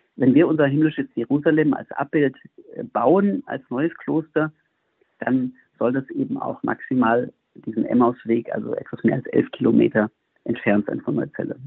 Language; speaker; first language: German; native; German